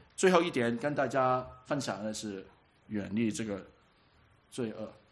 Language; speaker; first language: Chinese; non-native, local second language; Cantonese